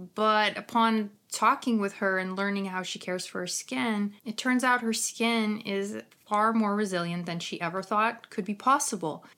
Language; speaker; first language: English; non-native, fluent; Ukrainian